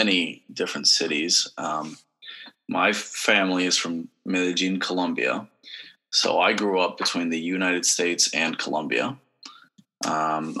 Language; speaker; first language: English; native; English